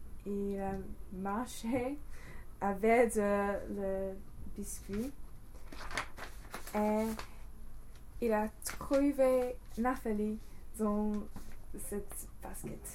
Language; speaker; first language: French; non-native, learner; English